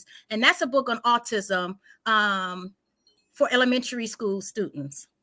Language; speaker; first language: English; native; English